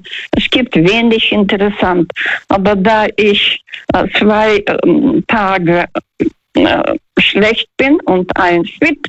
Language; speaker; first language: German; non-native, fluent; Russian